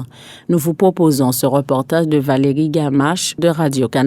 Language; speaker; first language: French; native; French